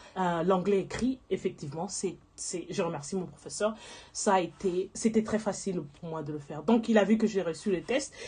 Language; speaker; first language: French; non-native, local second language; Lingala